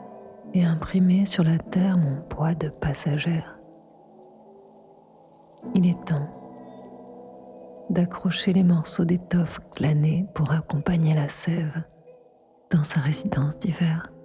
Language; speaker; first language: French; native; French